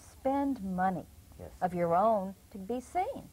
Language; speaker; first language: English; native; English